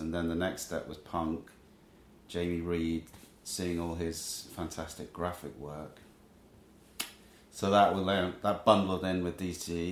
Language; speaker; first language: English; native; English